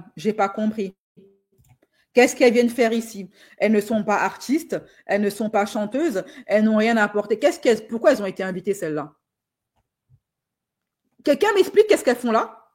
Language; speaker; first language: French; native; French